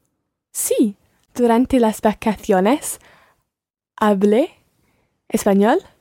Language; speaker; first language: Spanish; non-native, learner; English